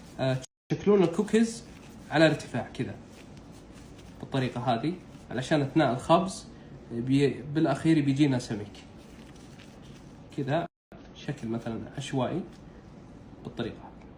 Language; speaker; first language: Arabic; native; Arabic